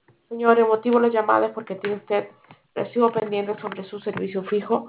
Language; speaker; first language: Spanish; native; Spanish